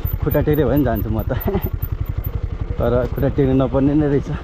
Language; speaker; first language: Nepali; native; Nepali